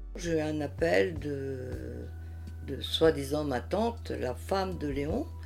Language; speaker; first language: French; early bilingual, heritage; French